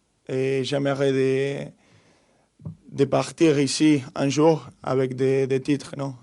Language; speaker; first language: French; non-native, fluent; Spanish